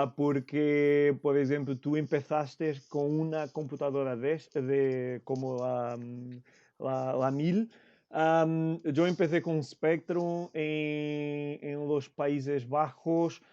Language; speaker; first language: Spanish; non-native, fluent; Portuguese